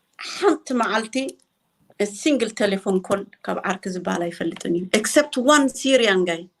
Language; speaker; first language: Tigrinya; native; Tigrinya